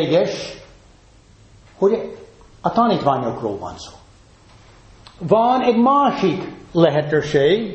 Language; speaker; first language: Hungarian; non-native, fluent; English